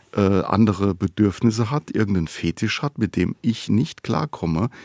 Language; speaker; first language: German; native; German